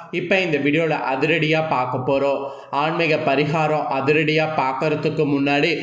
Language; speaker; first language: Tamil; native; Tamil